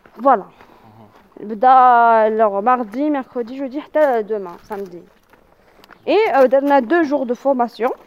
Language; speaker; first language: French; non-native, local second language; Arabic